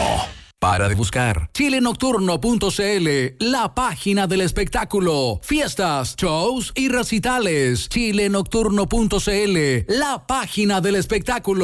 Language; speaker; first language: Spanish; native; Spanish